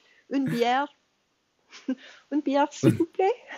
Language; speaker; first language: French; non-native, learner; English